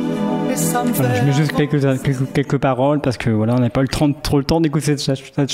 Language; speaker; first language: French; native; French